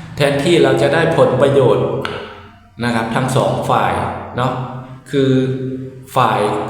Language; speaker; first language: Thai; native; Thai